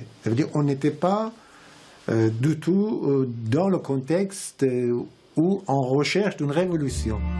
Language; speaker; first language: French; non-native, fluent; Persian